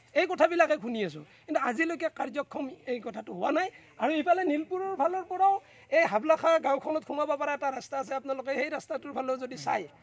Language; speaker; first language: Assamese; native; Assamese